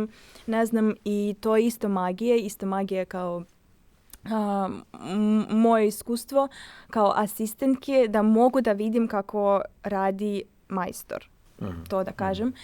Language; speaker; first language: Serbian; non-native, fluent; Russian